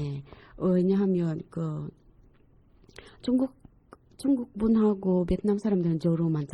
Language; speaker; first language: Korean; non-native, fluent; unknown